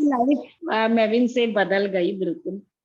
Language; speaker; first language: Hindi; native; Hindi